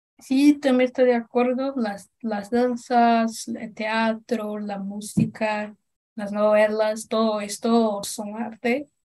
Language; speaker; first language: Spanish; non-native, learner; Portuguese